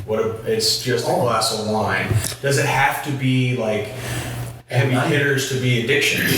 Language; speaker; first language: English; native; English